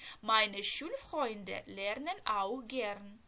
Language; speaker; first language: German; non-native, fluent; Ukrainian